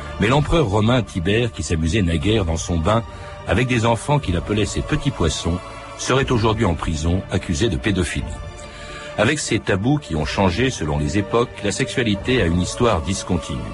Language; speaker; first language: French; native; French